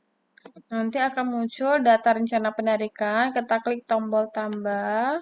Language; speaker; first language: Indonesian; native; Indonesian